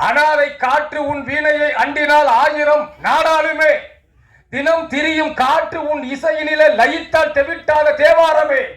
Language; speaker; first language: Tamil; native; Tamil